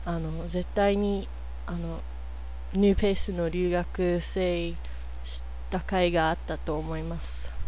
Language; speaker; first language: Japanese; non-native, fluent; English